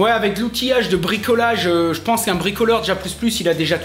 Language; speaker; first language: French; native; French